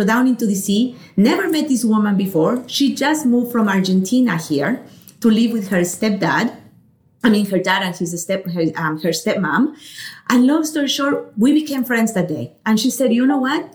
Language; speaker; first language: English; non-native, fluent; Spanish